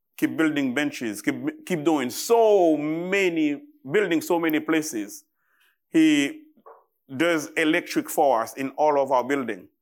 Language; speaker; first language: English; non-native, fluent; Haitian Creole